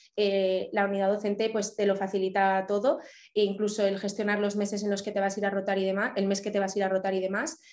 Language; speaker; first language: Spanish; native; Spanish